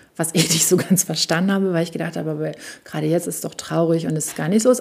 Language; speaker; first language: German; native; German